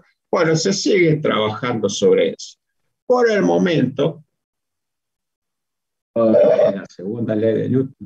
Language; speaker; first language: Spanish; native; Spanish